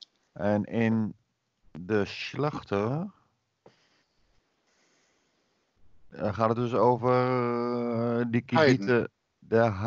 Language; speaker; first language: Dutch; native; Dutch